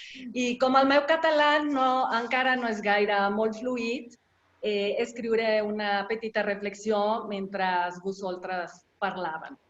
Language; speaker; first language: Catalan; non-native, learner; Spanish